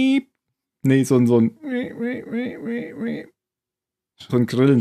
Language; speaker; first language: German; native; German